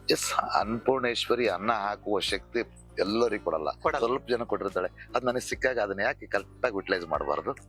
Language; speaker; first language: Kannada; non-native, local second language; Telugu